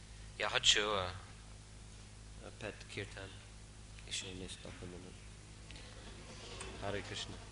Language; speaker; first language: Russian; non-native, fluent; English